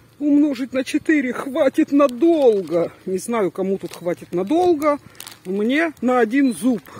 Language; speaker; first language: Russian; non-native, local second language; Tajik